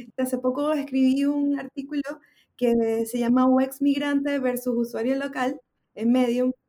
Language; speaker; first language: Spanish; native; Spanish